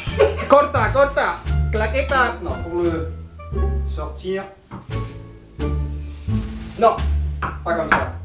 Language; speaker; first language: French; non-native, learner; Spanish